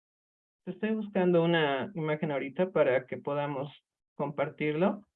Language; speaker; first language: Spanish; native; Spanish